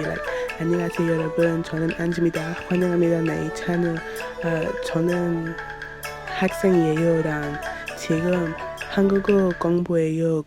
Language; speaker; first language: Korean; non-native, learner; English